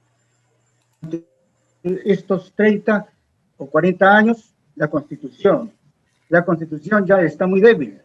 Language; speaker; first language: Spanish; native; Spanish